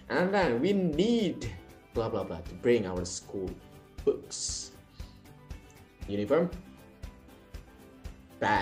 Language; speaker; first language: English; non-native, fluent; Indonesian